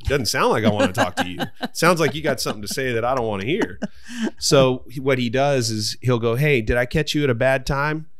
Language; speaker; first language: English; native; English